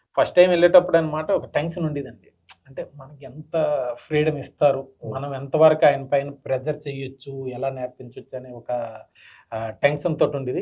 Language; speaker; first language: Telugu; native; Telugu